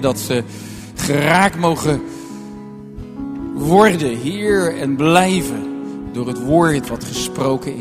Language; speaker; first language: Dutch; native; Dutch